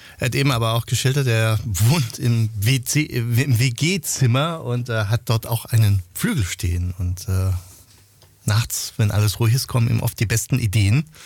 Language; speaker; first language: German; native; German